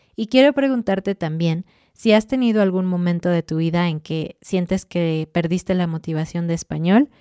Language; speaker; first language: Spanish; native; Spanish